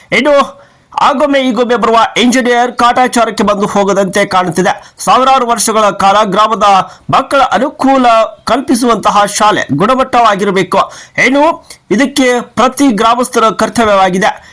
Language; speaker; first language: Kannada; non-native, local second language; Lambadi